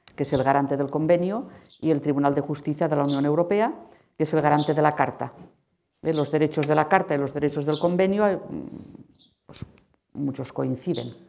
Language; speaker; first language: Spanish; non-native, local second language; Catalan